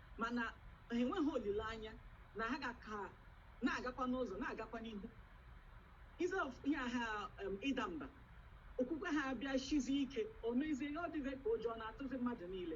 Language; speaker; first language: Igbo; native; Igbo